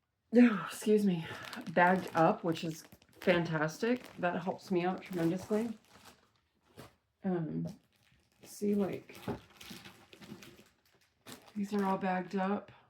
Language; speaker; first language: English; native; English